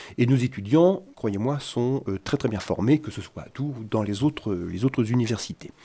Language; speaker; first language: French; native; French